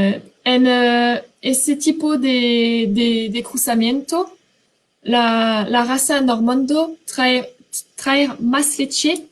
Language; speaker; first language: Spanish; non-native, fluent; French